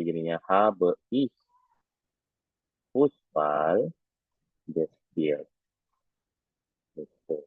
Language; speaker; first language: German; non-native, fluent; Indonesian